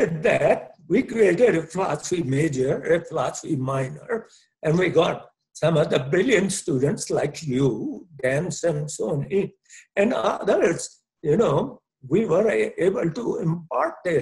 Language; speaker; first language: English; non-native, local second language; Punjabi